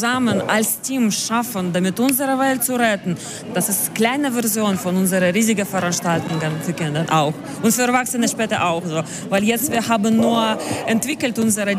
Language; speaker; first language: German; non-native, learner; Ukrainian